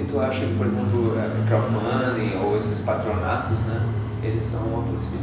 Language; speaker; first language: Portuguese; native; Portuguese